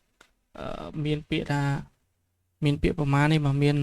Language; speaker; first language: Khmer; native; Khmer